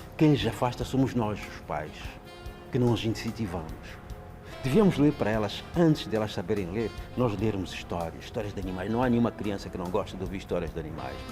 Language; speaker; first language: Portuguese; non-native, local second language; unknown